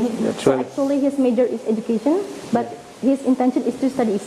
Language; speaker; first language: English; non-native, learner; Indonesian